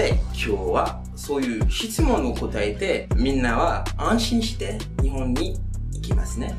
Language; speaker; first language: Japanese; non-native, fluent; French